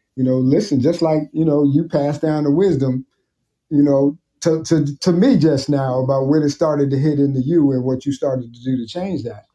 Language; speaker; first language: English; native; English